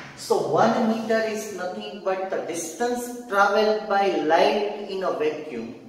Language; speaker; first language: English; non-native, local second language; Hindi